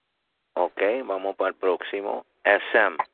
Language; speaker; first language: Spanish; early bilingual, heritage; Spanish